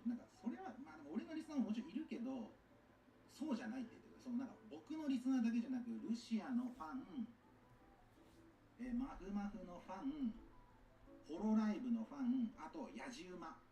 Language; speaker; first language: Japanese; native; Japanese